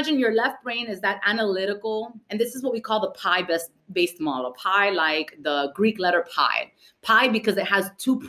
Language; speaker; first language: English; early bilingual, other home language; Spanish